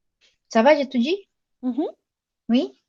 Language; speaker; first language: French; non-native, fluent; Portuguese